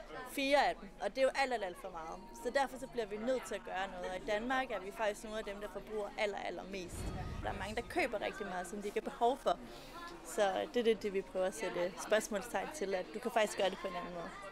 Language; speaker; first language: Danish; native; Danish